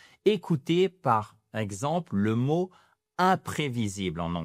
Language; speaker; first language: French; native; French